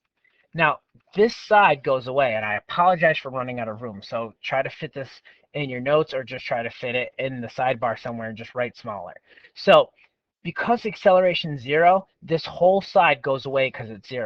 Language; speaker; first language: English; native; English